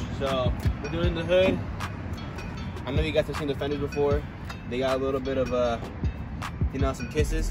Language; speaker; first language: English; native; English